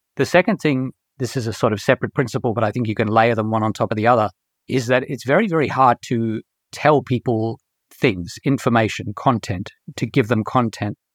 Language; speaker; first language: English; native; English